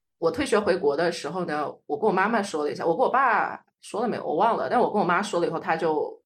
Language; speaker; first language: Chinese; native; Chinese